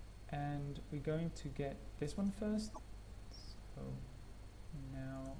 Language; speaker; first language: English; non-native, fluent; Spanish